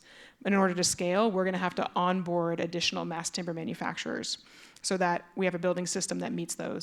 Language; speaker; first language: English; native; English